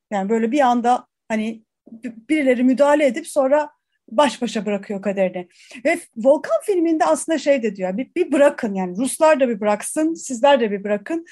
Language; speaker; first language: Turkish; native; Turkish